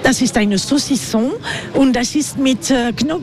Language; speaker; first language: German; non-native, fluent; French